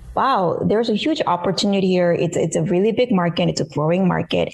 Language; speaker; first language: English; early bilingual, other home language; Korean